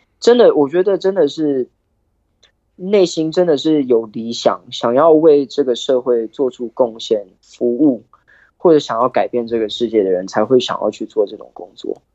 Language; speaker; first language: Chinese; early bilingual, heritage; Chinese